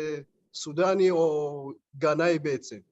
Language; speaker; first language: Hebrew; early bilingual, other home language; Amharic